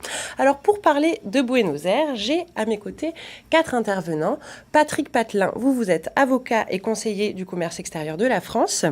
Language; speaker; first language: French; native; French